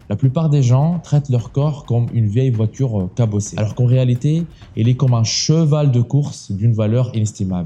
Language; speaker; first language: French; native; French